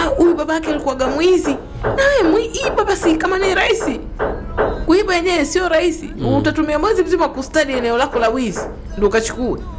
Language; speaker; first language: Swahili; native; Swahili